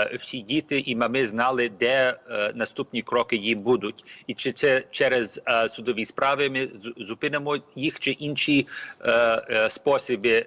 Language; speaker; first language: Ukrainian; early bilingual, heritage; Ukrainian